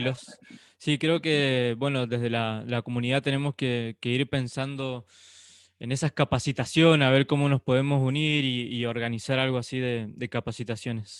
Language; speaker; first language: Spanish; native; Spanish